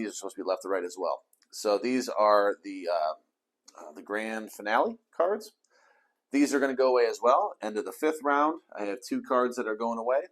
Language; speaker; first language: English; native; English